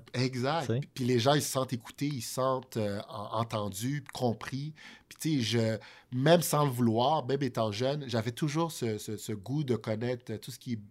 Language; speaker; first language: French; native; French